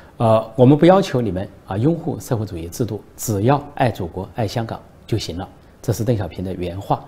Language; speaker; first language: Chinese; native; Chinese